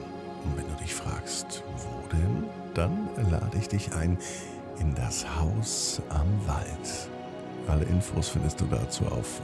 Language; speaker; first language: German; native; German